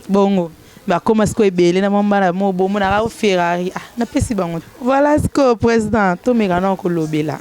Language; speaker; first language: Lingala; native; Lingala